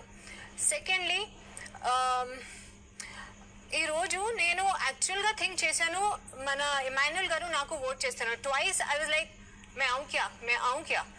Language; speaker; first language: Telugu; non-native, learner; Hindi